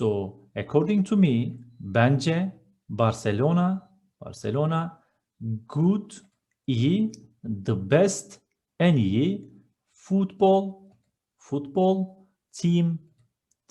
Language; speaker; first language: English; non-native, fluent; Turkish